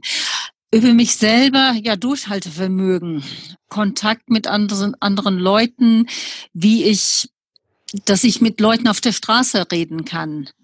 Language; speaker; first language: German; non-native, fluent; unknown